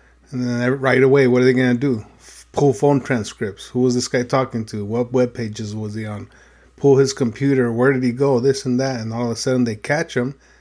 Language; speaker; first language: English; early bilingual, other home language; Spanish